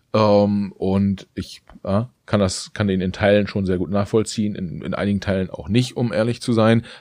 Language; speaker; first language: German; native; German